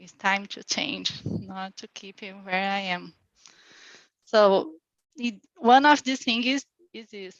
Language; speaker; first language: English; non-native, learner; Portuguese